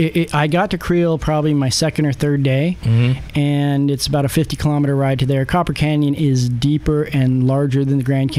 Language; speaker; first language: English; native; English